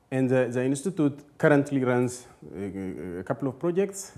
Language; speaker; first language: English; non-native, fluent; Amharic